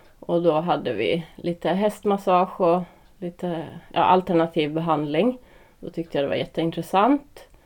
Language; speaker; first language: Swedish; native; Swedish